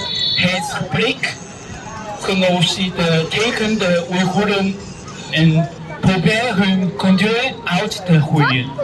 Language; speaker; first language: Dutch; non-native, learner; Cantonese